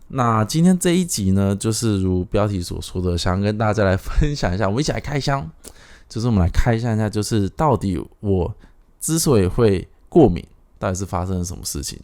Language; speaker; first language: Chinese; native; Chinese